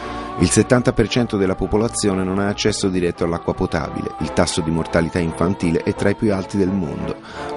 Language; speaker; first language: Italian; native; Italian